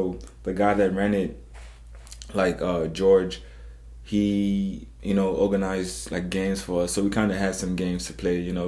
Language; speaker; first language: English; non-native, local second language; Zulu